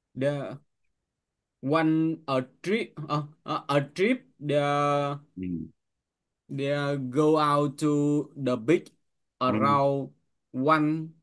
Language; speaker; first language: English; non-native, learner; Vietnamese